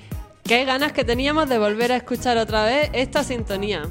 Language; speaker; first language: Spanish; native; Spanish